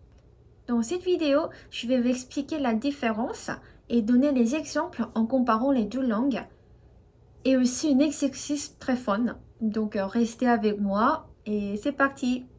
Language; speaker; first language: French; non-native, fluent; Korean